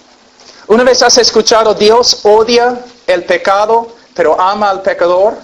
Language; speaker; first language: Spanish; non-native, fluent; English